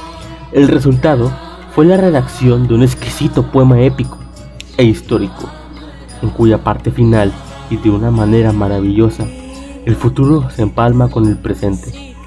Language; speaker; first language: Spanish; native; Spanish